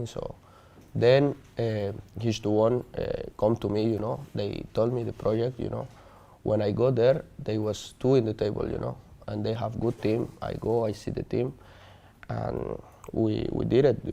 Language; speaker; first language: English; non-native, learner; Spanish